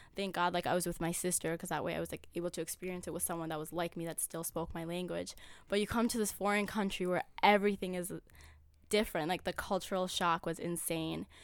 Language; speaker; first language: English; early bilingual, other home language; Amharic